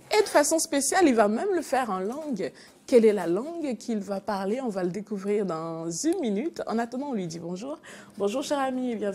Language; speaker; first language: French; non-native, local second language; Fon